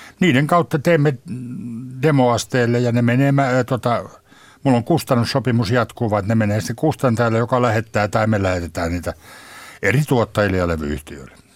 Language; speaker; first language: Finnish; native; Finnish